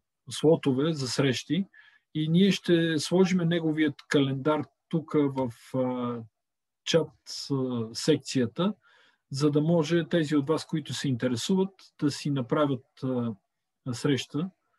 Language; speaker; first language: Bulgarian; native; Bulgarian